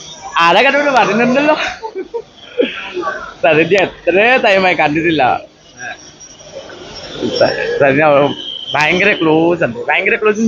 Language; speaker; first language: Malayalam; non-native, local second language; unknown